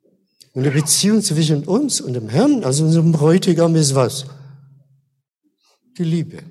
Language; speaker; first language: German; non-native, fluent; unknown